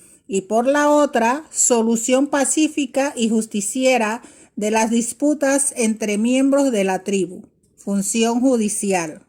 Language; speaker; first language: Spanish; native; Spanish